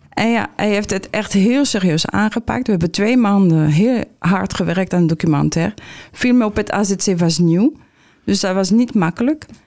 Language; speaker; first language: Dutch; non-native, fluent; French